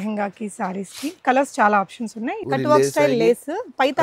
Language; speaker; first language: Telugu; native; Telugu